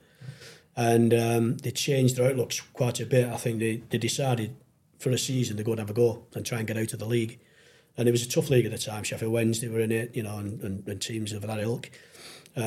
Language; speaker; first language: English; native; English